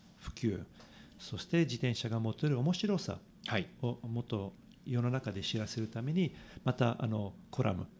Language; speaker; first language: Japanese; non-native, fluent; Italian